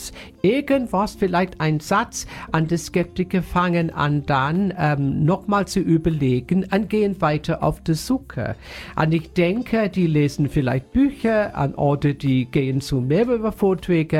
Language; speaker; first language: German; non-native, fluent; English